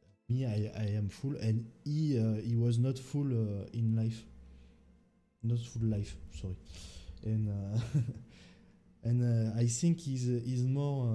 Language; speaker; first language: English; non-native, learner; French